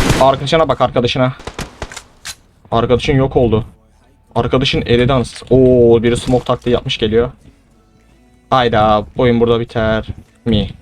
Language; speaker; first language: Turkish; native; Turkish